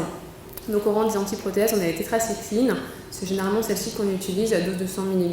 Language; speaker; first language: French; native; French